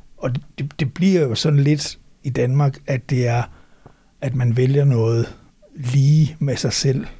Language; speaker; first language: Danish; native; Danish